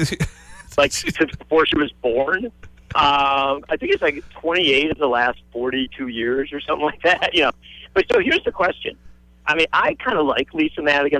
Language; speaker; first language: English; native; English